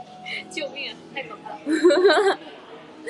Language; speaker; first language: Chinese; native; Chinese